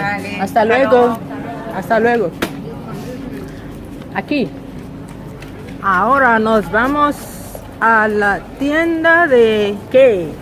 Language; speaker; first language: Spanish; non-native, fluent; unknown